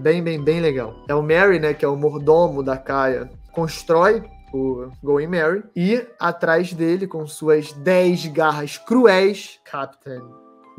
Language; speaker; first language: Portuguese; native; Portuguese